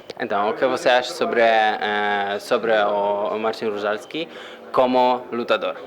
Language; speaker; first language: Portuguese; non-native, fluent; Polish